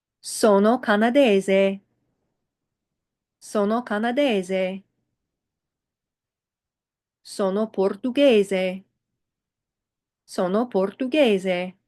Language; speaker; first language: Italian; non-native, fluent; English